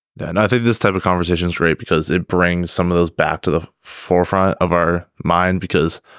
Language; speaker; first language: English; native; English